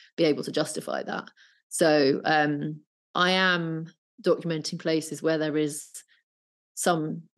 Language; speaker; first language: English; native; English